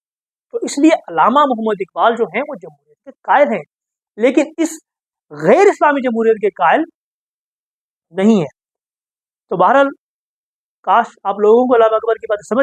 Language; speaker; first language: Urdu; native; Urdu